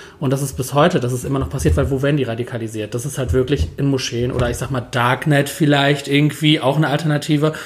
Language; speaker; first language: German; early bilingual, other home language; Turkish